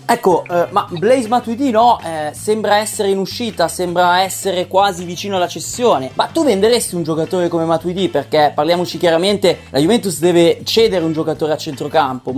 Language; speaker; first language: Italian; native; Italian